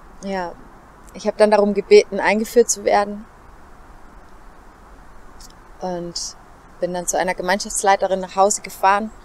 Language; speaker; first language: German; native; German